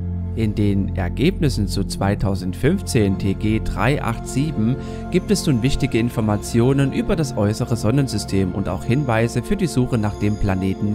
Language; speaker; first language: German; native; German